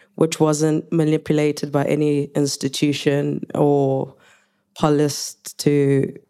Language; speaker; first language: English; non-native, local second language; Zulu